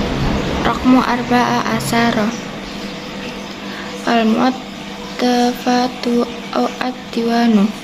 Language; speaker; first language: Arabic; non-native, learner; Indonesian